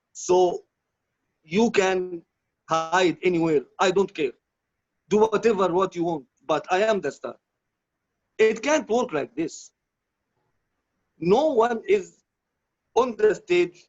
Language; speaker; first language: English; non-native, learner; Arabic